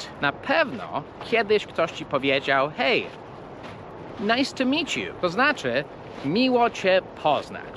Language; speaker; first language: Polish; non-native, fluent; English